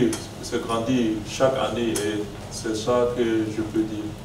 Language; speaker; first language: French; non-native, learner; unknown